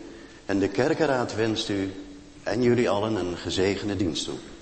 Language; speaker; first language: Dutch; native; Dutch